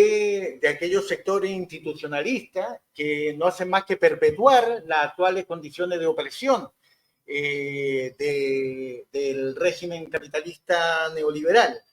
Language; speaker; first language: Spanish; native; Spanish